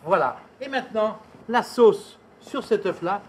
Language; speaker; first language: French; native; French